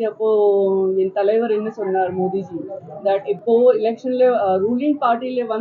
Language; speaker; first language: Tamil; non-native, learner; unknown